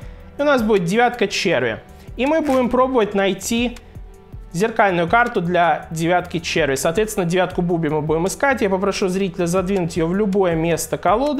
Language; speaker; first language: Russian; native; Russian